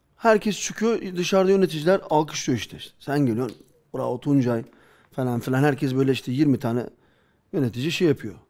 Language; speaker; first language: Turkish; early bilingual, heritage; Turkish